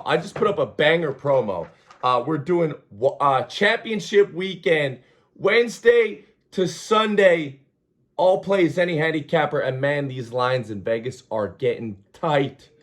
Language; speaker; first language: English; native; English